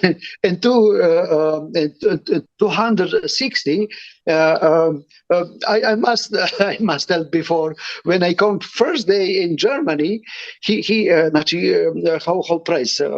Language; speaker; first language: English; non-native, learner; Romany